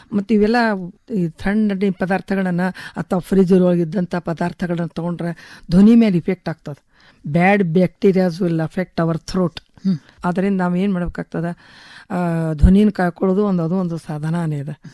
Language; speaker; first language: Kannada; native; Kannada